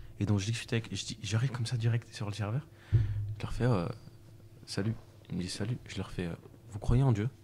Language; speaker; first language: French; native; French